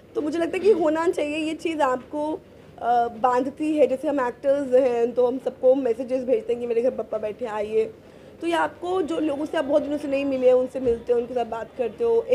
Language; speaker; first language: Hindi; native; Hindi